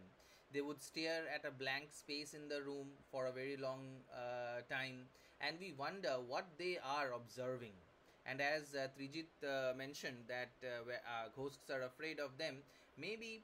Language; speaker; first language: English; non-native, local second language; Bangla